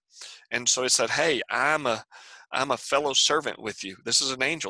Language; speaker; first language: English; native; English